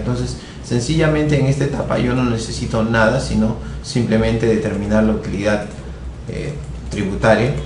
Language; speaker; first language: Spanish; native; Spanish